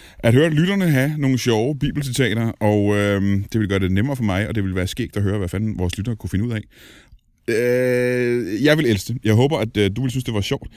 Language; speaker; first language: Danish; native; Danish